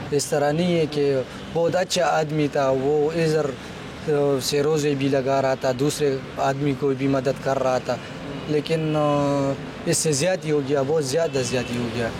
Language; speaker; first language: Urdu; non-native, local second language; Pashto